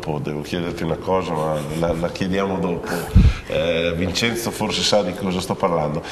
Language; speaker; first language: Italian; native; Italian